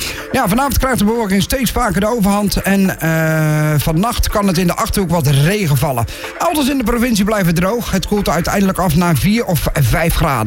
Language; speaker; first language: Dutch; native; Dutch